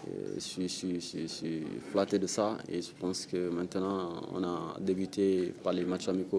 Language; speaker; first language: French; non-native, local second language; Wolof